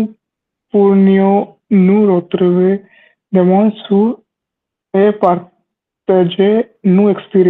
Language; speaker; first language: French; non-native, learner; Hindi